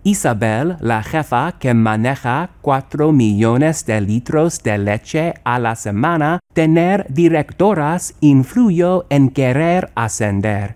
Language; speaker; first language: Spanish; non-native, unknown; English